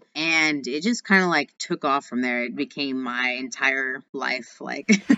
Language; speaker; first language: English; native; English